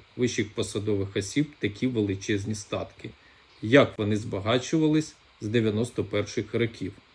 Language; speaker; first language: Ukrainian; native; Ukrainian